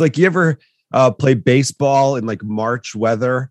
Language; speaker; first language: English; native; English